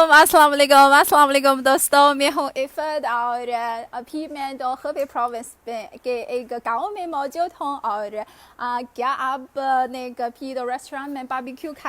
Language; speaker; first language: Hindi; non-native, fluent; Chinese